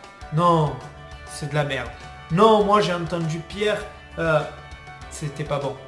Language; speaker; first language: French; native; French